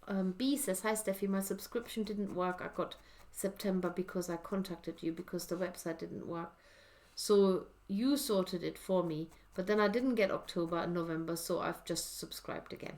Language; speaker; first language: English; native; English